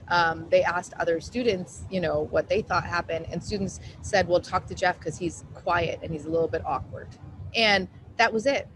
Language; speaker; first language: English; native; English